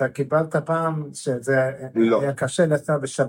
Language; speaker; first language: Hebrew; non-native, fluent; English